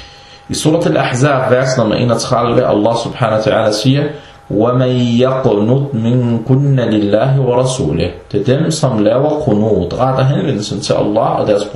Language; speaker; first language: Danish; early bilingual, other home language; Arabic